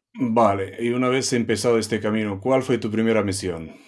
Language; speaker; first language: Spanish; non-native, fluent; Romanian